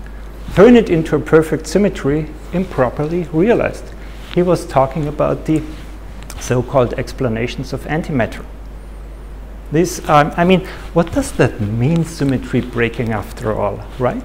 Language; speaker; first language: English; non-native, fluent; German